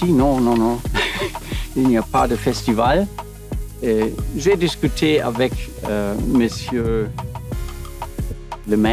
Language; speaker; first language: French; non-native, learner; German